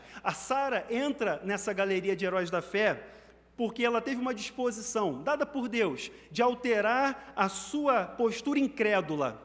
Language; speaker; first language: Portuguese; native; Portuguese